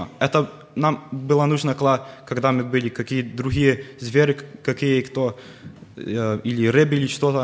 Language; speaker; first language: Russian; early bilingual, heritage; Russian